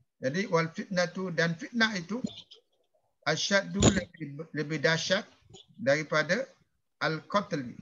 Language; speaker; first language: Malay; native; Malay